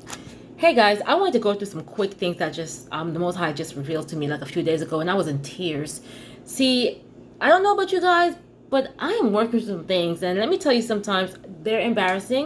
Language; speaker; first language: English; native; English